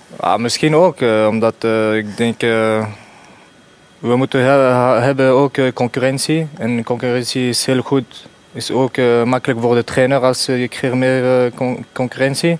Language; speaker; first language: Dutch; non-native, fluent; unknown